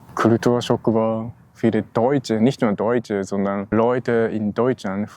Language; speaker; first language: German; non-native, learner; Japanese